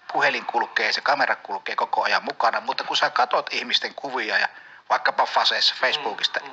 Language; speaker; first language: Finnish; native; Finnish